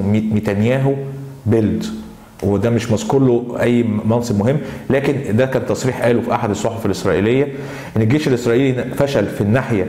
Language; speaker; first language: Arabic; native; Arabic